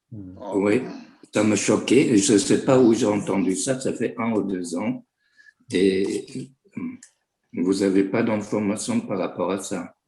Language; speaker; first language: French; non-native, fluent; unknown